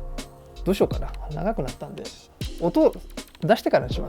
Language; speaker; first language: Japanese; native; Japanese